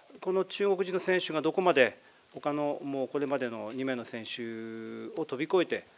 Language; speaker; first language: Japanese; native; Japanese